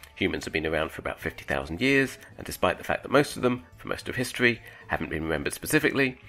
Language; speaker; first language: English; native; English